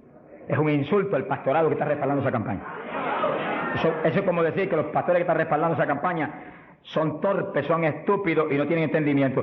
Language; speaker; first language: Spanish; native; Spanish